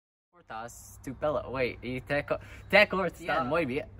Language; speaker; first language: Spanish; non-native, learner; English